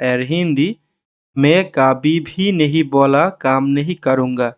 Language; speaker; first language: Hindi; non-native, learner; Bangla